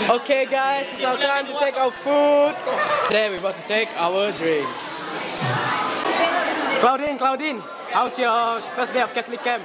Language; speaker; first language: English; non-native, local second language; Malay